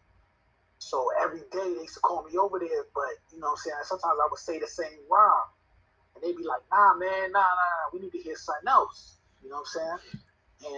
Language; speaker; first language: English; native; English